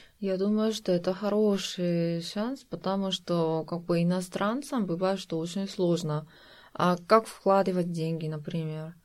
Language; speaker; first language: Russian; non-native, fluent; Korean